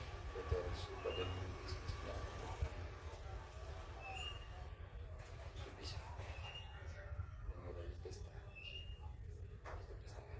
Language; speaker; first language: Indonesian; non-native, local second language; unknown